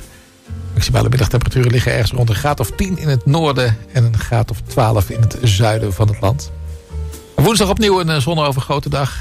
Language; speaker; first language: Dutch; native; Dutch